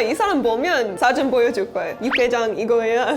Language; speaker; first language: Korean; non-native, learner; English